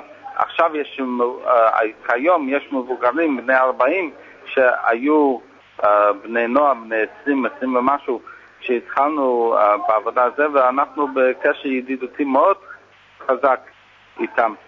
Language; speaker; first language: Hebrew; non-native, fluent; English